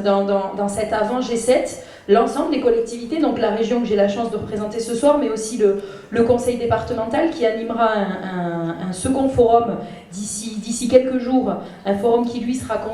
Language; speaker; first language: French; native; French